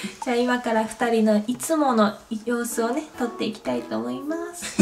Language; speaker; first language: Japanese; native; Japanese